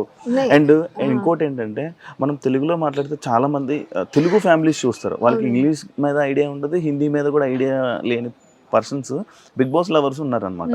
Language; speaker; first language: Telugu; native; Telugu